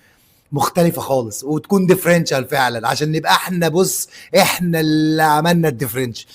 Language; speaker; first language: Arabic; native; Arabic